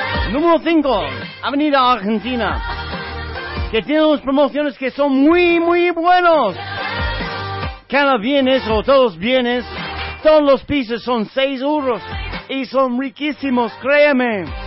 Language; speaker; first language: Spanish; non-native, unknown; English